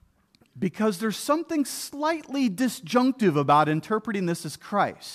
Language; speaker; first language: English; native; English